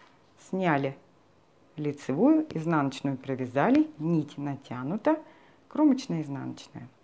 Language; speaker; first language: Russian; native; Russian